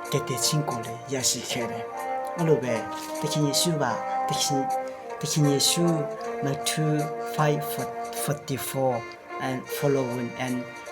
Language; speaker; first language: Burmese; non-native, local second language; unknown